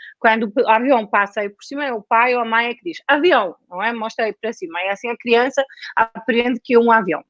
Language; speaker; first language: Portuguese; non-native, fluent; Polish